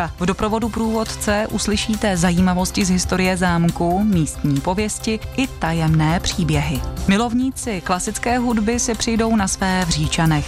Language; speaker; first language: Czech; native; Czech